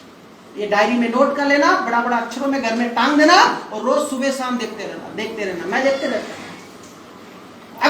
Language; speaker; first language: Hindi; non-native, local second language; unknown